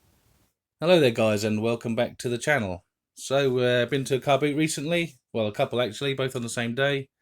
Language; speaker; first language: English; native; English